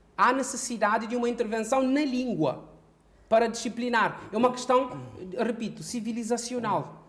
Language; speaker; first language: Portuguese; non-native, local second language; Kabuverdianu